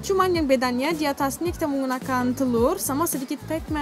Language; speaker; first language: Indonesian; non-native, fluent; Turkish